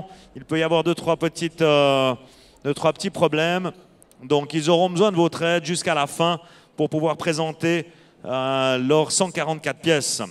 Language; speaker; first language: French; native; French